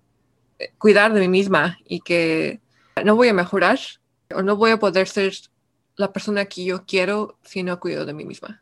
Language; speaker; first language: Spanish; early bilingual, heritage; Spanish